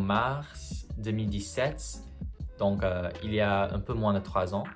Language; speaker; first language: French; non-native, fluent; English